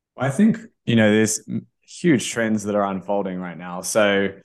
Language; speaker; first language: English; native; English